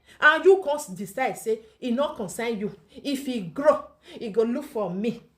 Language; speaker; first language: Nigerian Pidgin; native; Nigerian Pidgin